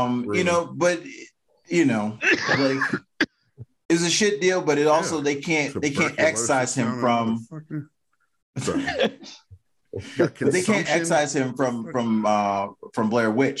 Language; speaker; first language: English; native; English